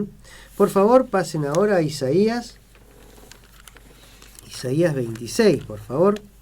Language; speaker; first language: Spanish; native; Spanish